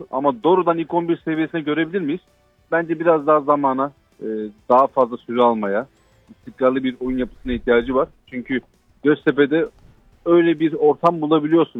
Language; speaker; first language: Turkish; native; Turkish